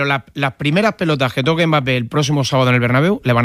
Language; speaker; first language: Spanish; native; Spanish